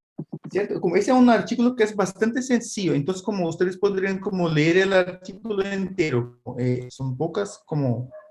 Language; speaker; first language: Spanish; non-native, fluent; Portuguese